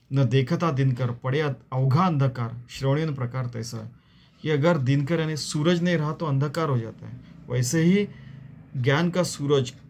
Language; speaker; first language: Hindi; non-native, local second language; Marathi